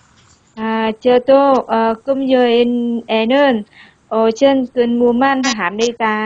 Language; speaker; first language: Korean; non-native, learner; Vietnamese